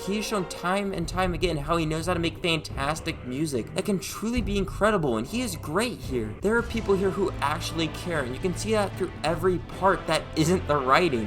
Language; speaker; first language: English; native; English